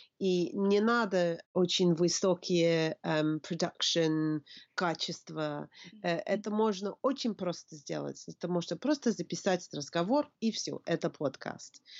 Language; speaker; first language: Russian; non-native, fluent; English